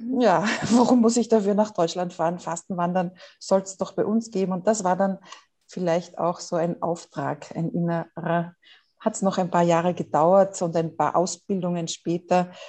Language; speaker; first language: German; native; German